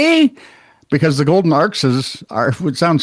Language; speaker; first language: English; native; English